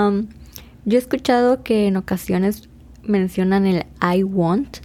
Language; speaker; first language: Spanish; native; Spanish